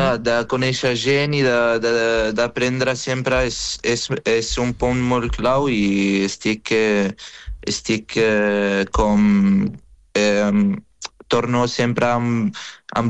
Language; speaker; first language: Catalan; non-native, fluent; Arabic